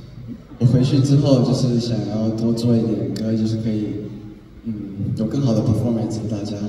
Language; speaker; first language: Chinese; early bilingual, heritage; English